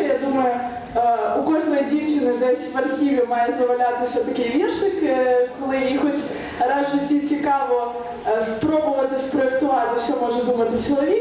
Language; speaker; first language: Ukrainian; native; Ukrainian